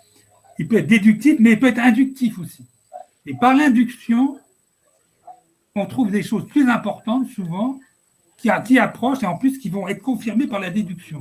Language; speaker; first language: French; native; French